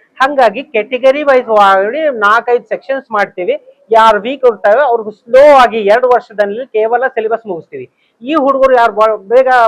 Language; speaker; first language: Kannada; non-native, local second language; Urdu